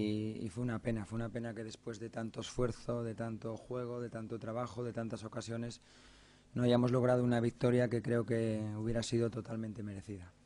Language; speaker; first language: Spanish; native; Spanish